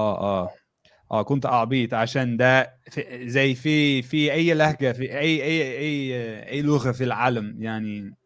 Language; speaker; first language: Arabic; non-native, fluent; English